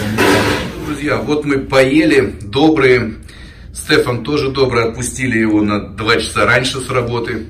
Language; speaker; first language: Russian; native; Russian